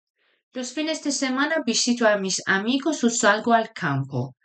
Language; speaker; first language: Spanish; non-native, fluent; Persian